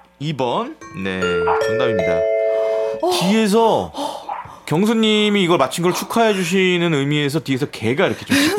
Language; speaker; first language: Korean; native; Korean